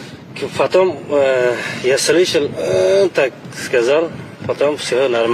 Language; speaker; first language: Russian; non-native, learner; Tajik